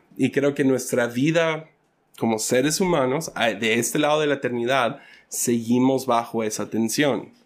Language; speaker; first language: Spanish; early bilingual, other home language; English